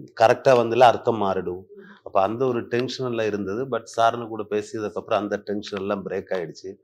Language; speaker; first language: Tamil; non-native, learner; Malayalam